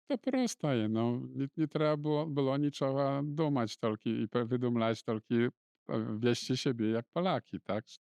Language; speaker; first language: Polish; non-native, local second language; Belarusian